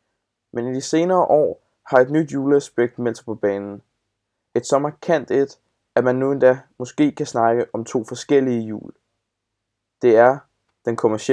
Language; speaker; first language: Danish; native; Danish